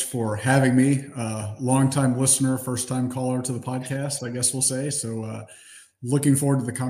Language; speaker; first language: English; native; English